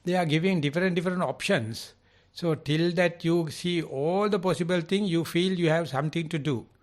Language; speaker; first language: English; non-native, local second language; Sinhala